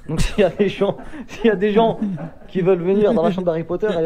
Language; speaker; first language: French; native; French